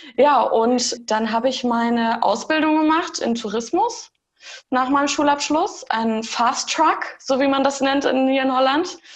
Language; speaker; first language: German; early bilingual, heritage; German